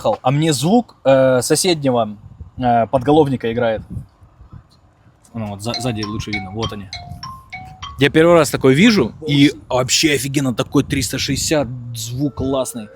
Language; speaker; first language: Russian; native; Russian